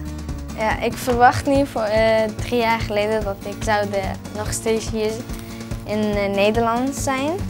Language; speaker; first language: Dutch; early bilingual, other home language; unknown